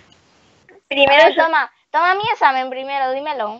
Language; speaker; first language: Spanish; native; Spanish